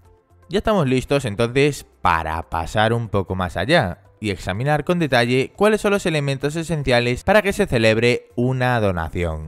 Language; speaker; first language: Spanish; native; Spanish